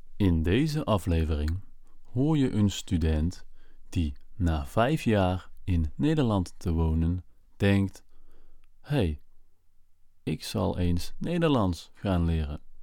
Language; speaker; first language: Dutch; native; Dutch